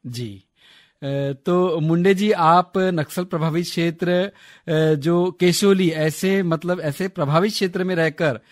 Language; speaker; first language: Hindi; native; Hindi